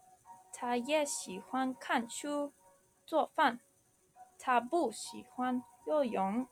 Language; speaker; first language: Chinese; non-native, learner; English